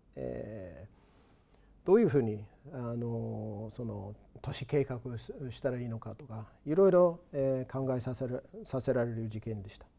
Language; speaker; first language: Japanese; non-native, fluent; English